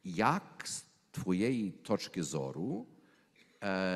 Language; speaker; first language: Ukrainian; early bilingual, heritage; Ukrainian